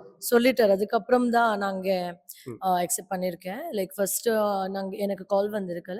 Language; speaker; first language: Tamil; non-native, learner; Malayalam